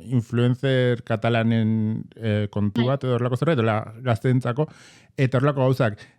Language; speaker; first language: Basque; native; Basque